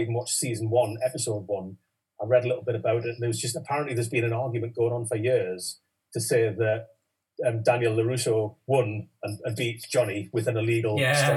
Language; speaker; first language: English; native; English